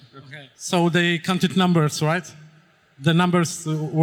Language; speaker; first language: English; non-native, fluent; Polish